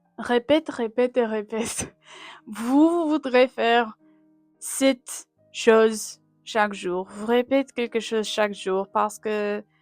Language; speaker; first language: French; non-native, learner; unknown